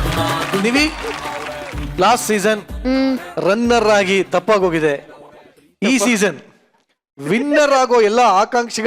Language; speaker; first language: Kannada; native; Kannada